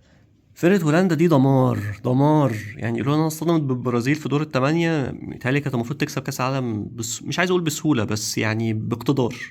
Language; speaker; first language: Arabic; native; Arabic